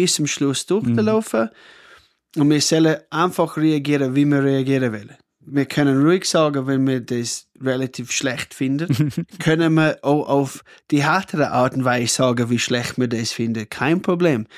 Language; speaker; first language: German; non-native, fluent; English